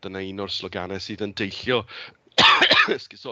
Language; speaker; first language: Welsh; native; Welsh